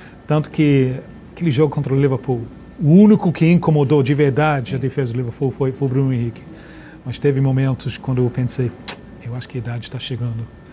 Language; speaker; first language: Portuguese; non-native, fluent; English